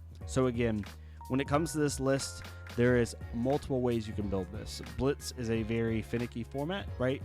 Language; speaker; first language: English; native; English